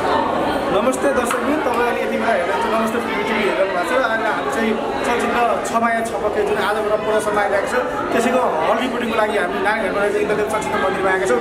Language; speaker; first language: Nepali; native; Nepali